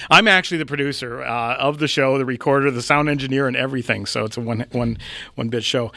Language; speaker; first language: English; native; English